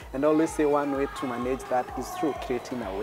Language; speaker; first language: English; non-native, local second language; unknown